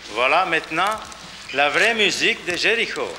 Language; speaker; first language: French; non-native, learner; Slovak